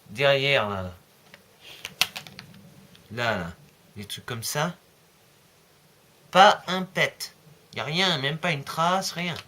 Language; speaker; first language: French; native; French